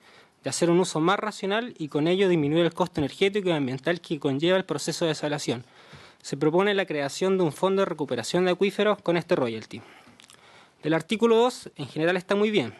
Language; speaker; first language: Spanish; native; Spanish